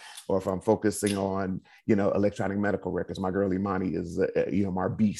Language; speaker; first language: English; native; English